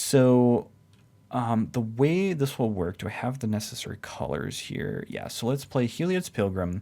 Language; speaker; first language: English; native; English